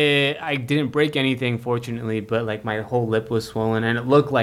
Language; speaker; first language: English; non-native, fluent; Filipino